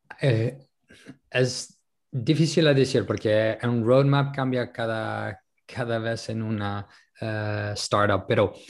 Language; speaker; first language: Spanish; non-native, local second language; French